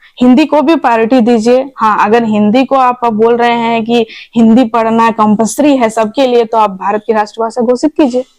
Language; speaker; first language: Hindi; non-native, local second language; Bangla